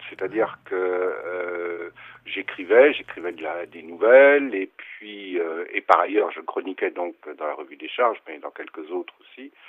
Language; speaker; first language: French; non-native, local second language; German